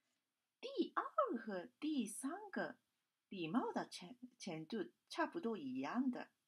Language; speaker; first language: Chinese; non-native, fluent; Japanese